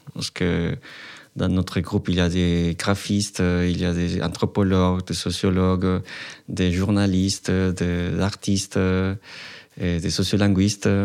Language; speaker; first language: French; non-native, fluent; Spanish